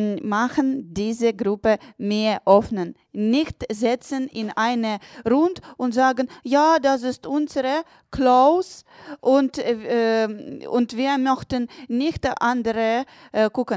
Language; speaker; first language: German; non-native, learner; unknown